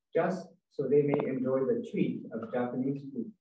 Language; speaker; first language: English; native; English